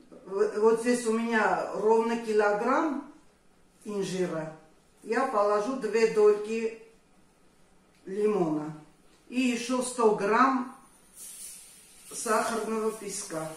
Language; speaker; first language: Russian; non-native, fluent; Armenian